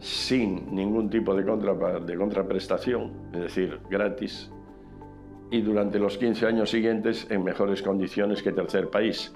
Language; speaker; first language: Spanish; native; Spanish